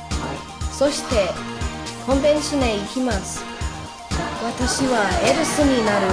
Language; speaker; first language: Japanese; non-native, learner; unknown